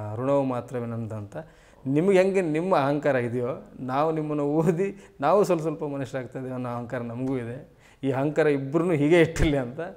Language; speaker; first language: Kannada; native; Kannada